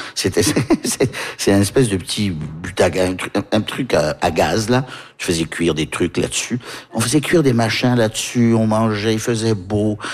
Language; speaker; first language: French; early bilingual, heritage; French